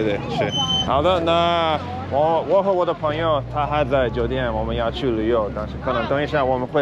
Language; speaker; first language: Chinese; non-native, learner; English